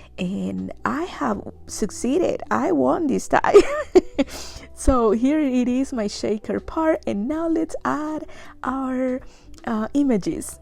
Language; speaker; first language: English; non-native, fluent; Spanish